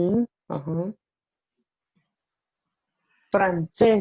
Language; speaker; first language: Spanish; non-native, learner; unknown